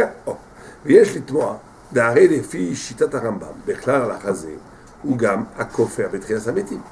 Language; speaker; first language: Hebrew; non-native, fluent; French